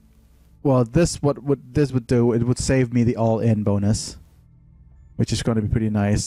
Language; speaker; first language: English; native; English